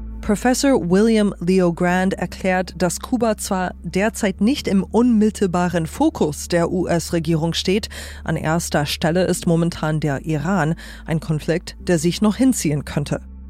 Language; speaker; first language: German; native; German